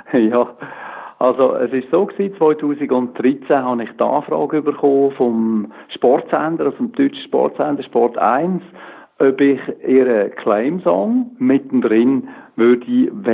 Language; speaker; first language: German; native; German